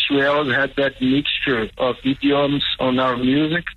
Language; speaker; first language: English; non-native, fluent; Portuguese